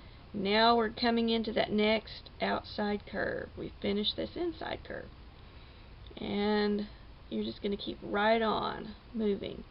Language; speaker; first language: English; native; English